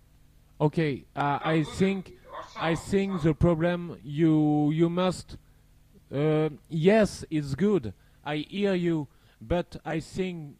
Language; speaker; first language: English; non-native, learner; French